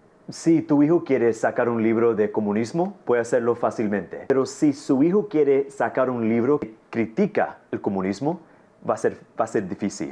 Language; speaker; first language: Spanish; non-native, fluent; English